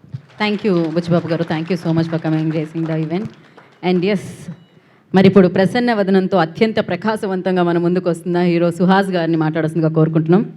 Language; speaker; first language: Telugu; native; Telugu